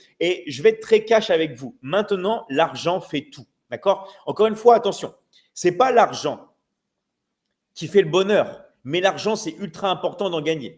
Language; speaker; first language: French; native; French